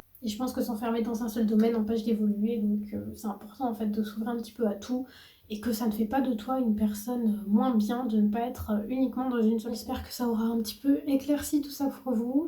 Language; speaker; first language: French; native; French